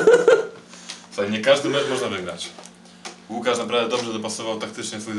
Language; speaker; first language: Polish; native; Polish